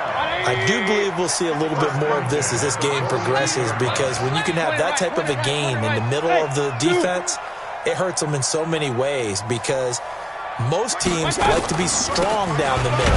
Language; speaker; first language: English; native; English